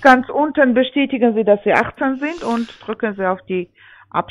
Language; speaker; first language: German; non-native, fluent; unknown